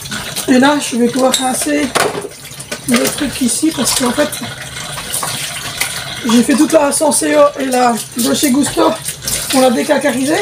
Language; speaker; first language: French; native; French